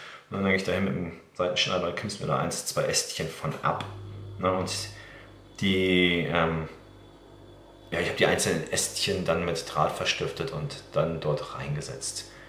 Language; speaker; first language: German; native; German